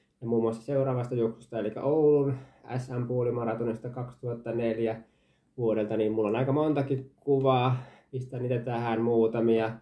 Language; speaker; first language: Finnish; early bilingual, heritage; Finnish